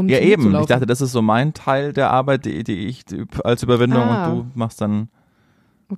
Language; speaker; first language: German; native; German